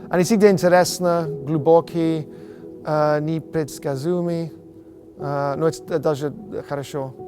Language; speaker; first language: Russian; non-native, fluent; English